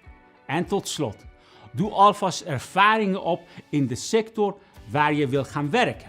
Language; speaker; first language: Dutch; non-native, fluent; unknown